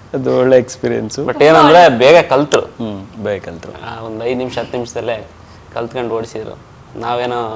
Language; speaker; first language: Kannada; native; Kannada